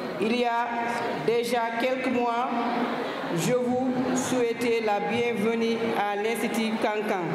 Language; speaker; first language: French; non-native, local second language; Fula